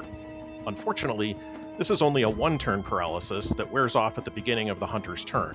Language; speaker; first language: English; native; English